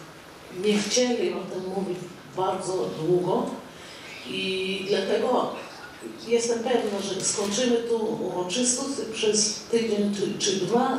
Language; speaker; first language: Polish; non-native, fluent; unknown